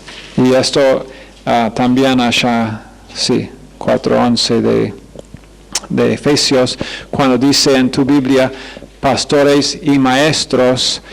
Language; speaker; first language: Spanish; non-native, fluent; English